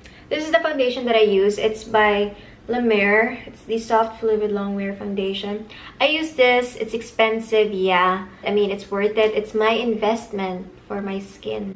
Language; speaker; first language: English; non-native, local second language; Filipino